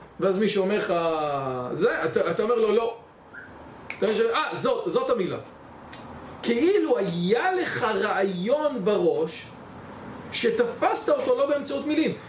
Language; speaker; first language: Hebrew; native; Hebrew